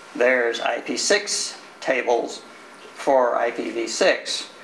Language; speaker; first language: English; native; English